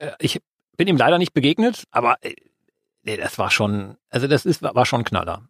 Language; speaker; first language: German; native; German